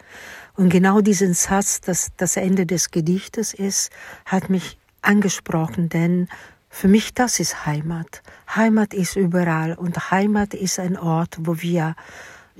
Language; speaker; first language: German; non-native, fluent; Italian